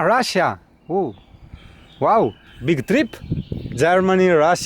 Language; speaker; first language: English; non-native, learner; Italian